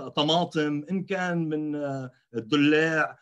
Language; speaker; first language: French; non-native, local second language; Arabic